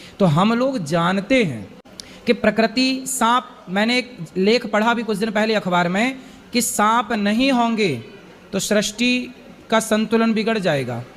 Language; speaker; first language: Hindi; native; Hindi